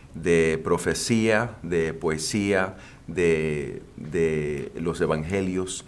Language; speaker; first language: Spanish; early bilingual, heritage; Spanish